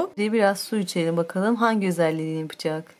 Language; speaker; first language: Turkish; native; Turkish